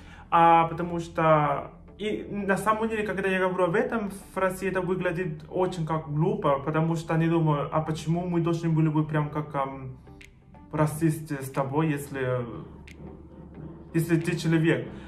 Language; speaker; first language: Russian; non-native, fluent; Spanish